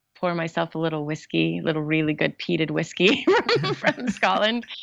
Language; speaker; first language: English; native; English